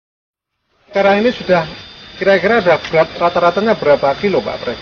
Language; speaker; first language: Indonesian; native; Indonesian